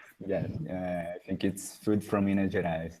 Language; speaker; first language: English; non-native, learner; Portuguese